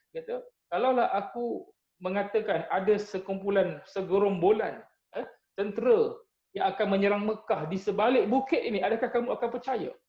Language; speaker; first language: Malay; native; Malay